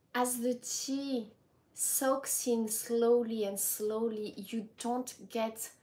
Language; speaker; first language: English; non-native, fluent; French